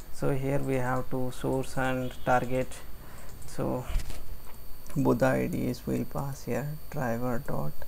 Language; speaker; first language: English; non-native, local second language; Telugu